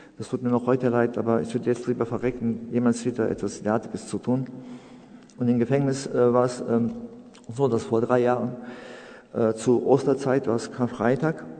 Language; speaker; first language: German; non-native, fluent; Serbian